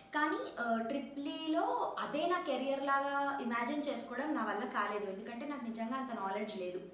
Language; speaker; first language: Telugu; non-native, local second language; Kannada